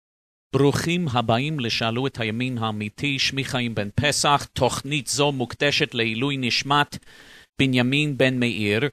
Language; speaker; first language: Hebrew; non-native, fluent; English